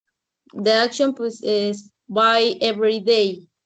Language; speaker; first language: English; non-native, learner; Spanish